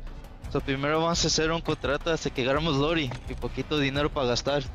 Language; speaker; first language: Spanish; early bilingual, heritage; English